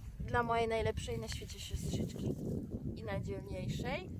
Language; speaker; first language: Polish; native; Polish